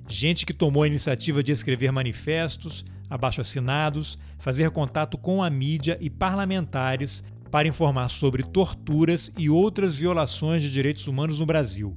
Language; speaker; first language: Portuguese; native; Portuguese